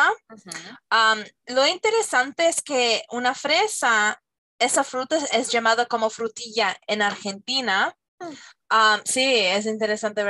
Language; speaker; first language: Spanish; non-native, fluent; English